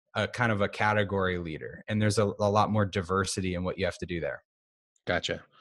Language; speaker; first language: English; native; English